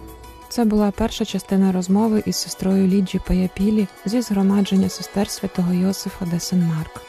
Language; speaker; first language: Ukrainian; native; Ukrainian